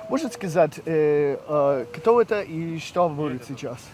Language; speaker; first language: Russian; non-native, learner; English